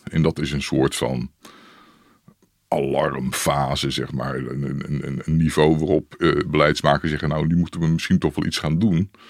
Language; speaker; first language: Dutch; native; Dutch